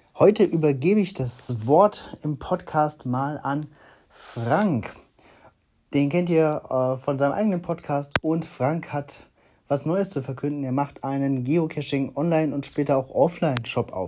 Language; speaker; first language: German; native; German